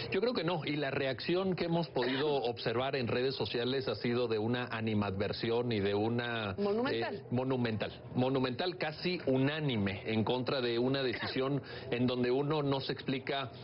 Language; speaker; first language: Spanish; native; Spanish